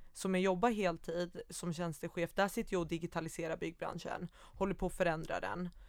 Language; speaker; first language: Swedish; early bilingual, other home language; Baluchi